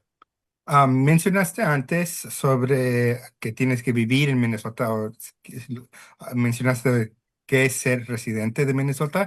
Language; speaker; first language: Spanish; early bilingual, heritage; Spanish